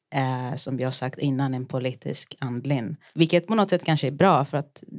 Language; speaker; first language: Swedish; early bilingual, other home language; Yoruba